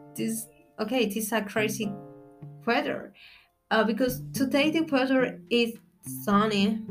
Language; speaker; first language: English; non-native, learner; Spanish